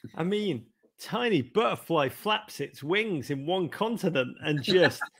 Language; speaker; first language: English; native; English